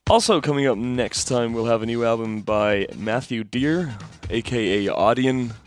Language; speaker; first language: English; non-native, fluent; German